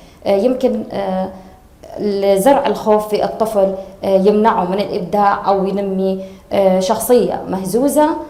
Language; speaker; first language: Arabic; native; Arabic